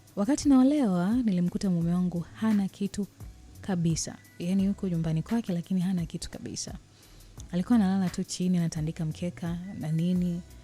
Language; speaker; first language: Swahili; native; Swahili